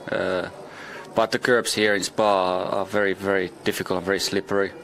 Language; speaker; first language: English; non-native, fluent; Finnish